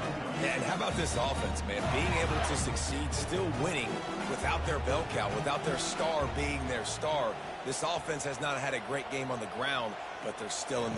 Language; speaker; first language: English; native; English